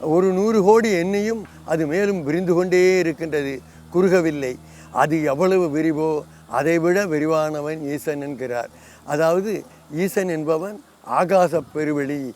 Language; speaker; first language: Tamil; native; Tamil